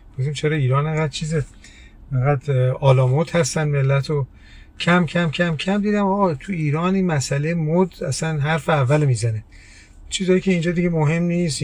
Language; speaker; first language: Persian; early bilingual, heritage; Persian